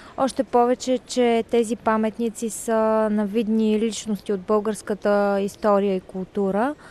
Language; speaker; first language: Bulgarian; native; Bulgarian